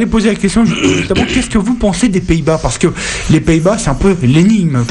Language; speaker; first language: French; native; French